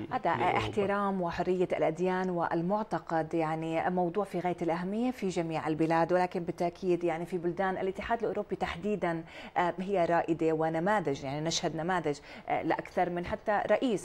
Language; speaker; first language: Arabic; native; Arabic